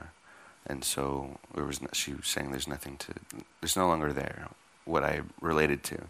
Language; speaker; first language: English; native; English